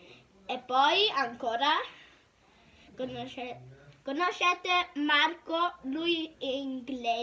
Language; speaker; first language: Italian; early bilingual, heritage; Italian